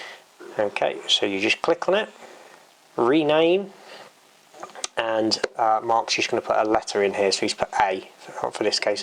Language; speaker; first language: English; native; English